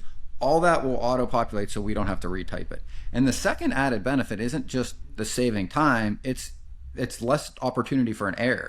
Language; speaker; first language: English; native; English